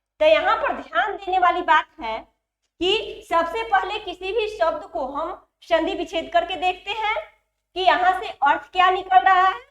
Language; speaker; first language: Hindi; native; Hindi